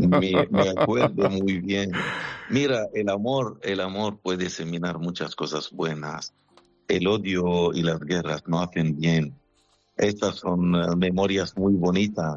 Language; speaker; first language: Spanish; non-native, fluent; Arabic